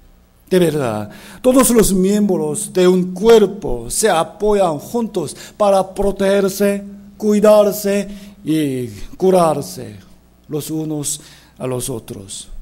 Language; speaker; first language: Spanish; non-native, fluent; Korean